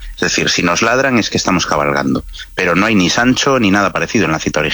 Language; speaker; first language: Spanish; native; Spanish